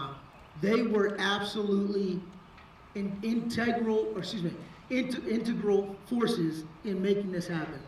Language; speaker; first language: English; native; English